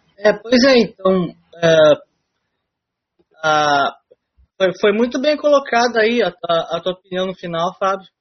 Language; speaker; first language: Portuguese; native; Portuguese